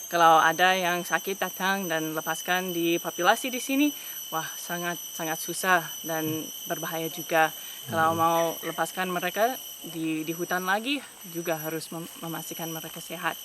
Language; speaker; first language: Indonesian; non-native, fluent; English